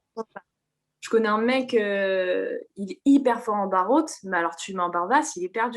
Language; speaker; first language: French; native; French